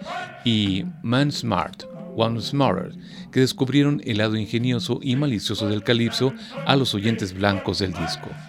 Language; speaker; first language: Spanish; native; Spanish